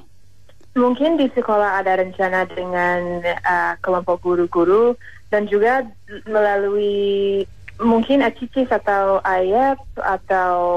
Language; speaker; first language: Indonesian; non-native, fluent; English